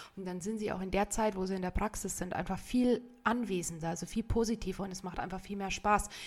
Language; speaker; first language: German; native; German